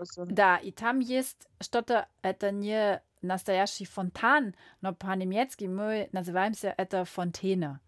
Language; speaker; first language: Russian; non-native, learner; German